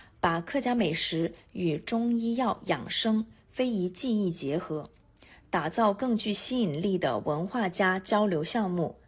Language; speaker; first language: Chinese; non-native, local second language; Hakka Chinese